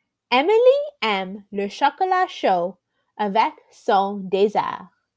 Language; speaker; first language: French; non-native, learner; English